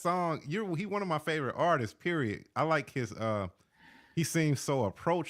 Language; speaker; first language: English; native; English